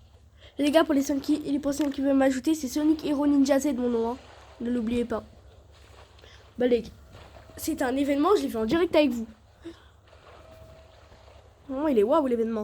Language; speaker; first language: French; native; French